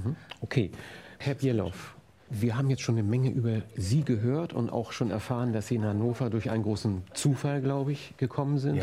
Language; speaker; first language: German; native; German